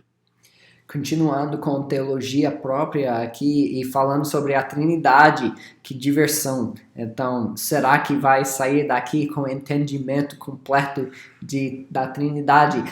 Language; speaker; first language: Portuguese; non-native, fluent; English